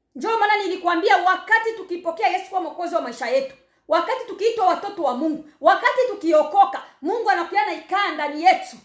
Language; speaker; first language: Swahili; native; Swahili